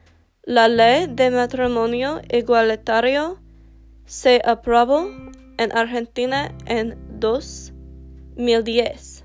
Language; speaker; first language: Spanish; non-native, learner; English